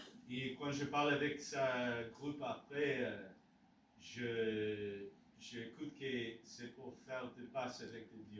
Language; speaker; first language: French; non-native, learner; English